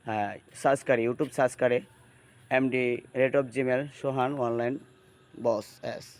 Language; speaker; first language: Hindi; non-native, learner; Bangla